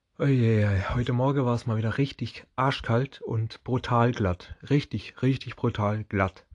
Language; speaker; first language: German; native; German